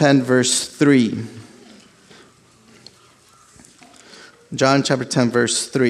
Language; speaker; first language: English; early bilingual, other home language; Spanish